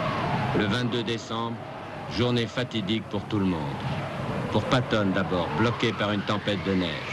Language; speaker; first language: French; native; French